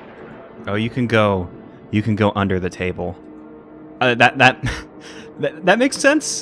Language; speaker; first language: English; native; English